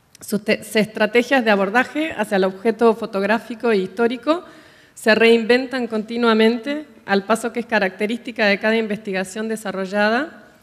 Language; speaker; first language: Spanish; native; Spanish